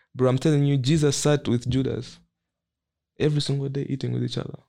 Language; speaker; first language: English; non-native, local second language; Nyanja